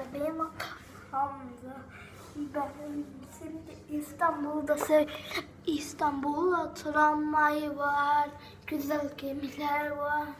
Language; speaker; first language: Turkish; non-native, learner; Dutch